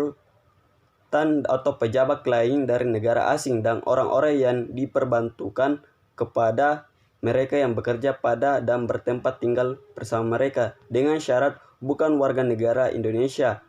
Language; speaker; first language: Indonesian; native; Indonesian